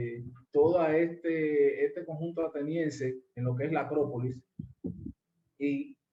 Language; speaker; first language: Spanish; native; Spanish